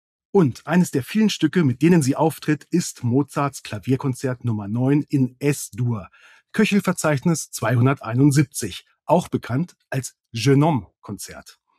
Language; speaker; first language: German; native; German